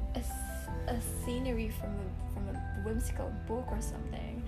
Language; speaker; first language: English; non-native, local second language; Bikol